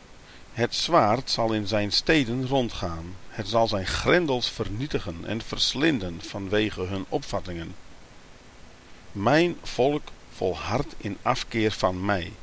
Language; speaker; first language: Dutch; native; Dutch